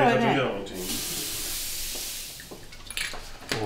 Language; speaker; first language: Swedish; native; Swedish